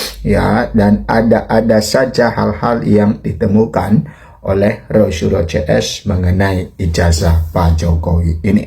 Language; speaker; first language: Indonesian; native; Indonesian